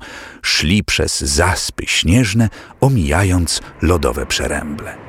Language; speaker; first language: Polish; native; Polish